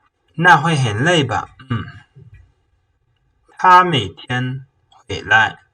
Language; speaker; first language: Chinese; non-native, fluent; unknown